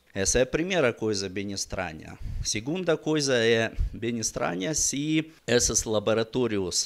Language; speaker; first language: Portuguese; non-native, learner; Russian